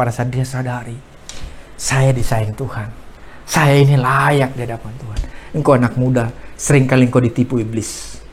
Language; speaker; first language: Indonesian; native; Indonesian